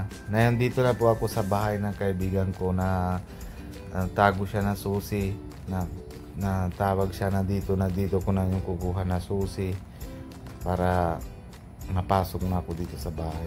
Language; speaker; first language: Filipino; non-native, learner; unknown